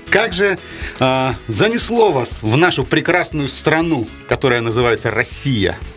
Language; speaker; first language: Russian; native; Russian